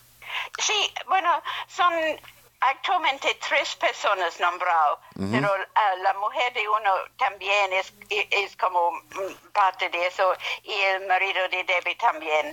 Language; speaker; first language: Spanish; non-native, fluent; English